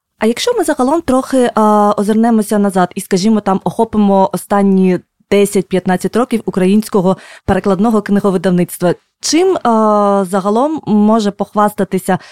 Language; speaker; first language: Ukrainian; native; Ukrainian